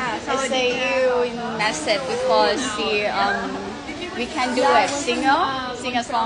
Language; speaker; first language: English; non-native, learner; Thai